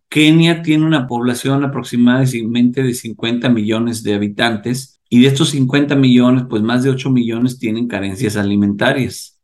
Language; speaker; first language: Spanish; native; Spanish